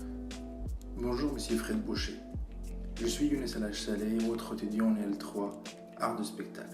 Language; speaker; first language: French; non-native, fluent; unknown